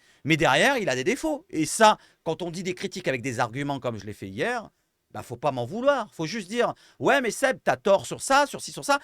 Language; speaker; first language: French; native; French